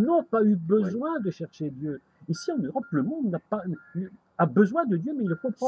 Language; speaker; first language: French; native; French